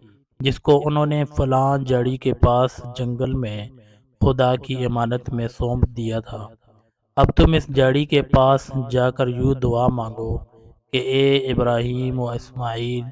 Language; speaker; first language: Urdu; native; Urdu